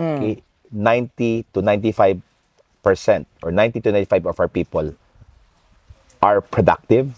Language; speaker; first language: English; non-native, local second language; Filipino